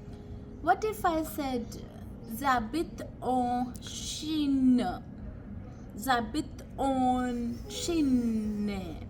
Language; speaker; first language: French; non-native, fluent; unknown